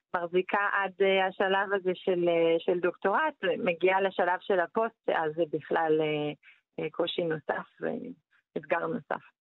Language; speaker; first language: Hebrew; non-native, fluent; French